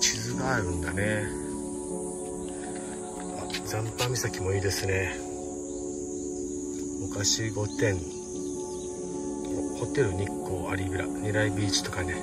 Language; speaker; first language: Japanese; native; Japanese